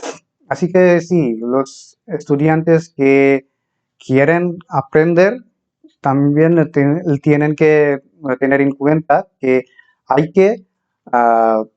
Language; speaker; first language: Spanish; non-native, fluent; Bangla